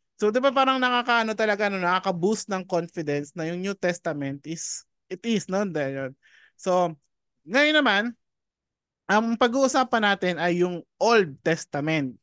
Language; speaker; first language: Filipino; native; Filipino